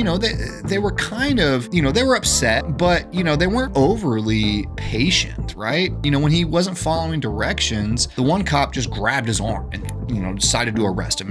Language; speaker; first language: English; native; English